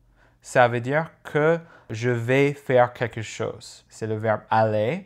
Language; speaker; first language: French; non-native, fluent; English